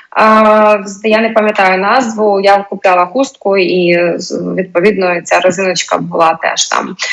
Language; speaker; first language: Ukrainian; non-native, local second language; Russian